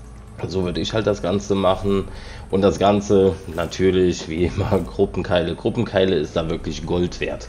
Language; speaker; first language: German; native; German